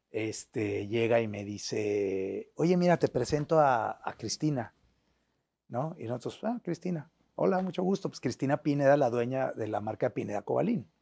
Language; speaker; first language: Spanish; native; Spanish